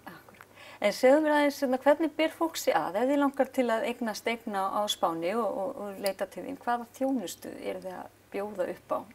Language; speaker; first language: Icelandic; native; Icelandic